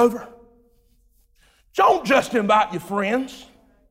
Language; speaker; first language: English; native; English